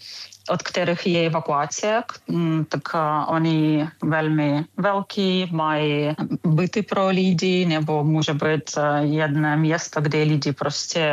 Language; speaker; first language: Czech; non-native, fluent; Ukrainian